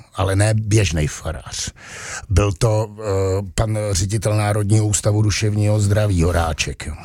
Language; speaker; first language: Czech; native; Czech